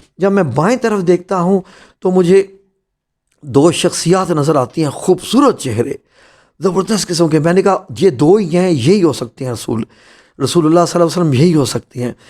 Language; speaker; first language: Urdu; non-native, local second language; Punjabi